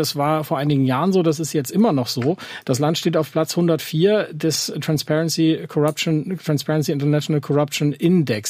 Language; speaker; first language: German; native; German